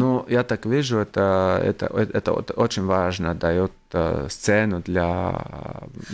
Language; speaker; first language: Russian; non-native, local second language; Latvian